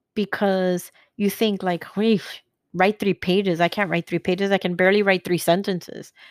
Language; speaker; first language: English; native; English